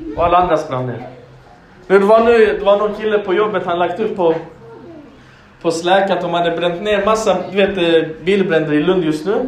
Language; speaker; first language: Swedish; non-native, fluent; Arabic